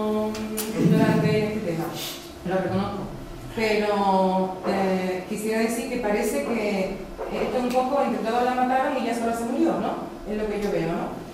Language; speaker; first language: Spanish; native; Spanish